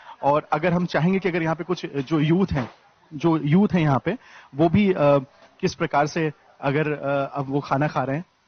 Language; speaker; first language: Hindi; native; Hindi